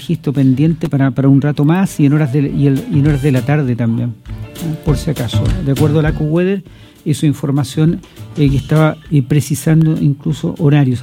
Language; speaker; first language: Spanish; native; Spanish